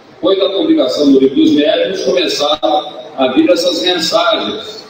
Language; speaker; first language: Portuguese; native; Portuguese